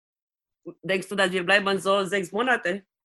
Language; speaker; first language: German; non-native, learner; Romanian